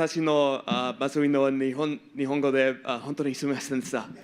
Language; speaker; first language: Japanese; non-native, learner; English